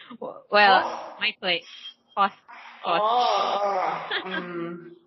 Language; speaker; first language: English; non-native, learner; Indonesian